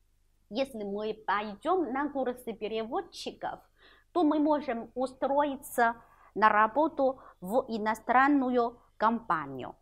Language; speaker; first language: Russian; non-native, fluent; Chinese